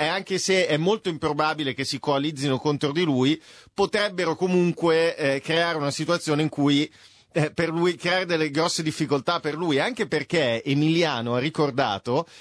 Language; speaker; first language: Italian; native; Italian